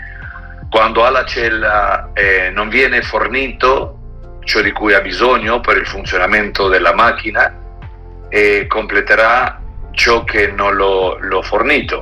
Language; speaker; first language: Italian; non-native, learner; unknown